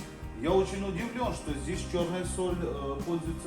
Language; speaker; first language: Russian; non-native, fluent; Hindi